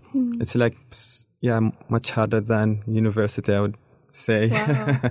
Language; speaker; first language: English; non-native, learner; Arabic